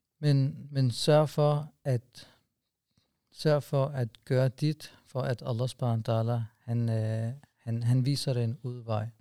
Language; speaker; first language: Danish; early bilingual, other home language; Urdu